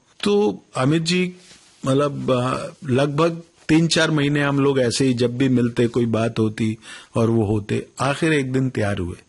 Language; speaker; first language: Hindi; native; Hindi